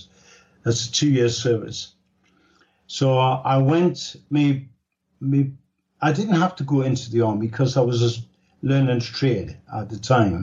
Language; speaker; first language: English; native; English